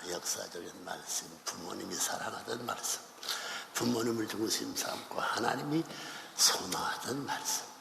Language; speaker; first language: Korean; native; Korean